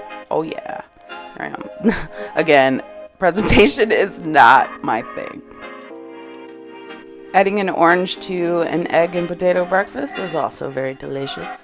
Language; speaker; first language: English; native; English